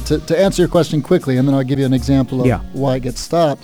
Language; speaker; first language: English; native; English